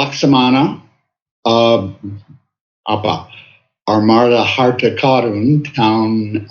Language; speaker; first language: Indonesian; non-native, fluent; English